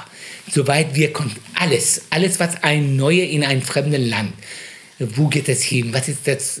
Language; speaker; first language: German; non-native, fluent; Persian